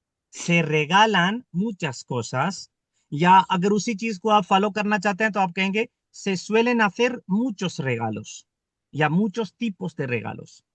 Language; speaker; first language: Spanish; non-native, fluent; Urdu